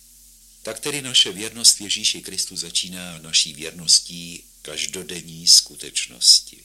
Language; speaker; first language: Czech; native; Czech